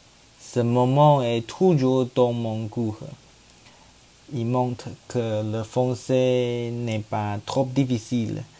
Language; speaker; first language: French; non-native, learner; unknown